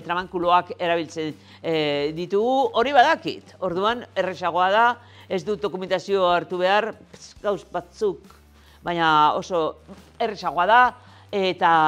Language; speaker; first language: Basque; non-native, local second language; Spanish